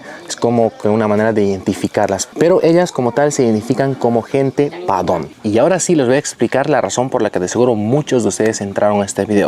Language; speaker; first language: Spanish; native; Spanish